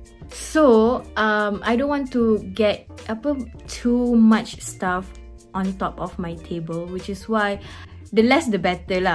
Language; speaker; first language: English; non-native, local second language; Malay